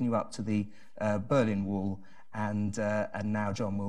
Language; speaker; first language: English; native; English